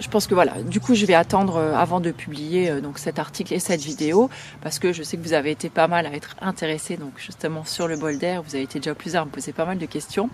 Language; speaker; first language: French; native; French